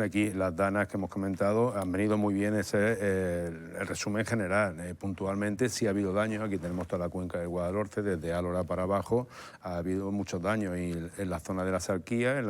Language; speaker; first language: Spanish; native; Spanish